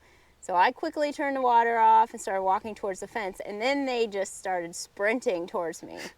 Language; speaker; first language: English; native; English